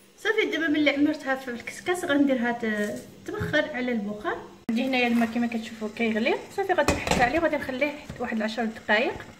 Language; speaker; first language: Arabic; native; Arabic